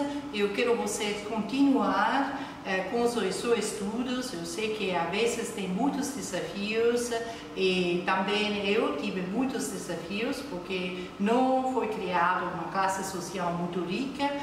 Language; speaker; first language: Portuguese; non-native, fluent; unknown